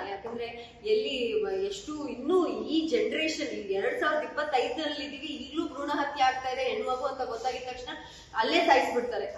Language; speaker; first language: Kannada; non-native, local second language; Kodava